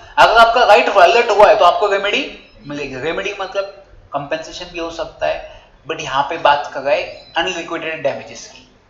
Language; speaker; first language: Hindi; non-native, local second language; Marathi